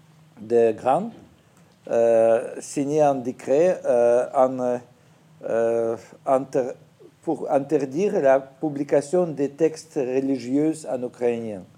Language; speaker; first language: French; non-native, fluent; Russian